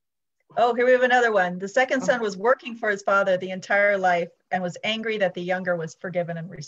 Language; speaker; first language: English; native; English